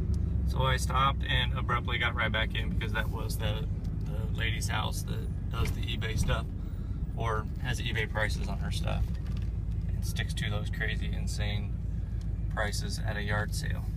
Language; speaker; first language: English; native; English